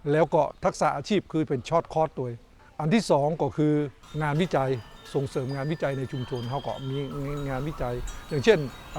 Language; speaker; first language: Thai; native; Thai